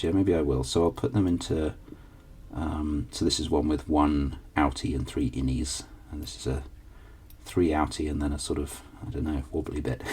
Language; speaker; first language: English; native; English